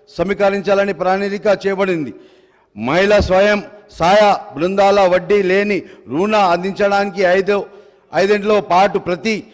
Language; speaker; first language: Telugu; non-native, local second language; Urdu